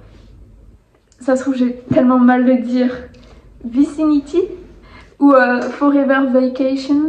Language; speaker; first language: French; native; French